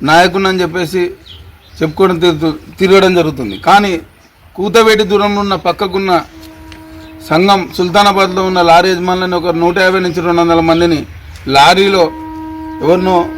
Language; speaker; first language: Telugu; native; Telugu